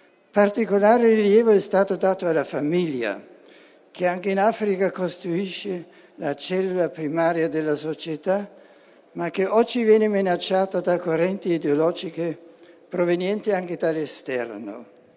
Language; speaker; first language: Italian; non-native, fluent; German